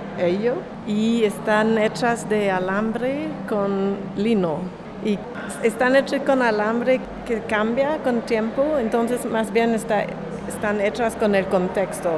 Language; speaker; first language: Spanish; non-native, fluent; French